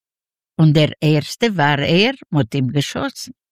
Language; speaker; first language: German; non-native, learner; Yiddish